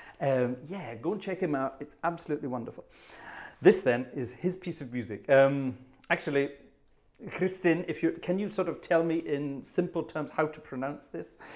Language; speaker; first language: English; native; English